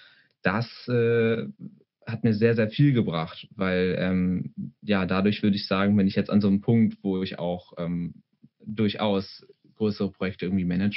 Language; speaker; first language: German; native; German